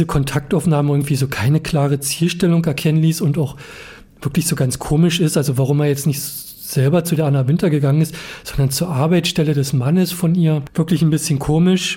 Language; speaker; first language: German; native; German